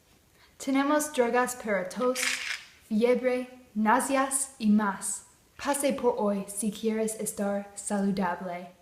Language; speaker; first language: Spanish; non-native, learner; English